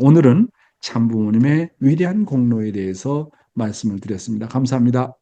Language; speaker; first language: Korean; native; Korean